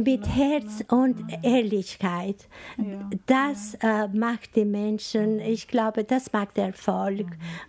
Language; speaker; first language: German; non-native, learner; Albanian